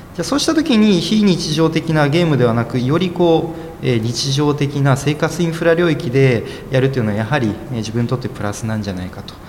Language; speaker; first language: Japanese; native; Japanese